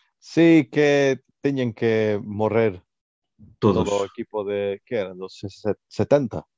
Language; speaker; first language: Galician; non-native, local second language; Spanish